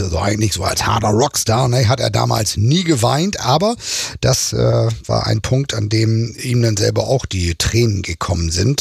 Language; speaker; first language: German; native; German